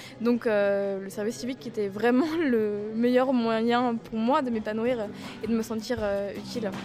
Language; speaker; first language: French; native; French